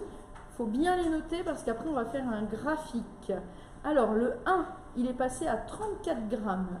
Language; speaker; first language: French; native; French